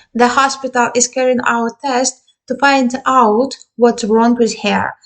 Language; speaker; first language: English; non-native, fluent; Ukrainian